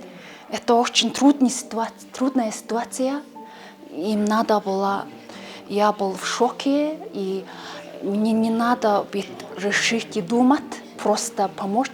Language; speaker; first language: Russian; non-native, learner; Mongolian